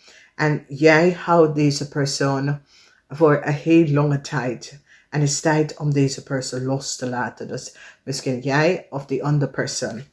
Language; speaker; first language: Dutch; non-native, learner; English